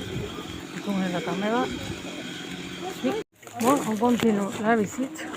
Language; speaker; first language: French; non-native, local second language; Spanish